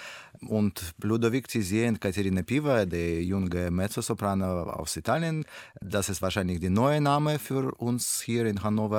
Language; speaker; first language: German; non-native, learner; Russian